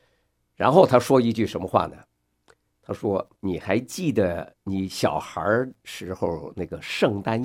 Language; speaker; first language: Chinese; native; Chinese